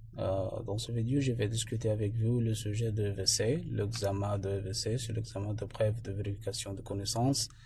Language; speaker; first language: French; non-native, fluent; Arabic